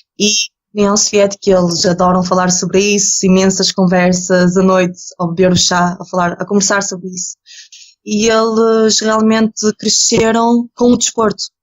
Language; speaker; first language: Portuguese; early bilingual, other home language; Ukrainian